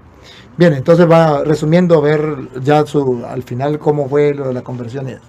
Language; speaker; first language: Spanish; native; Spanish